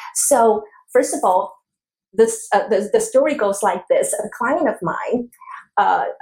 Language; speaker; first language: English; non-native, fluent; Chinese